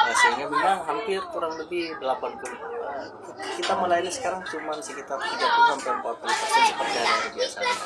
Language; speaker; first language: Indonesian; native; Indonesian